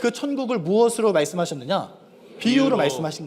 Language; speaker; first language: Korean; native; Korean